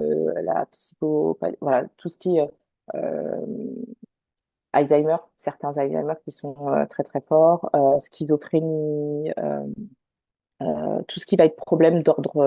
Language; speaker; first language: French; native; French